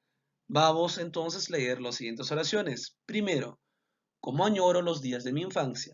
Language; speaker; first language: Spanish; native; Spanish